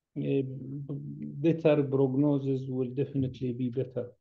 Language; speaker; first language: English; non-native, fluent; Arabic